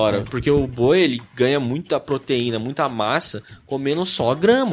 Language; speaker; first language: Portuguese; native; Portuguese